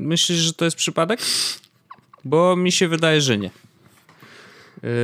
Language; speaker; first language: Polish; native; Polish